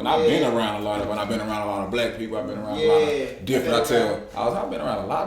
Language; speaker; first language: English; native; English